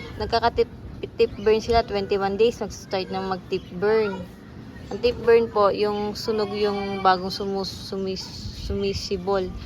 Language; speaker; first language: Filipino; native; Filipino